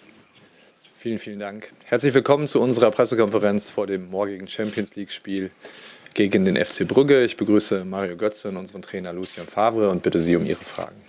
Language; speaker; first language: German; native; German